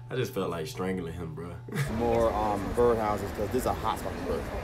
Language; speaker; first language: English; native; English